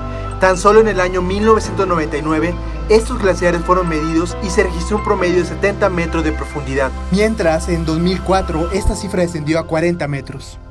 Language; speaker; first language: Spanish; native; Spanish